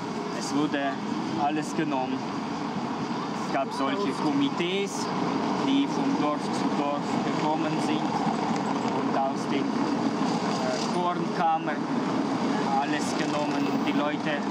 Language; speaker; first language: German; non-native, fluent; Ukrainian